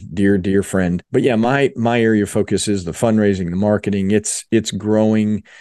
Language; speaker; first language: English; native; English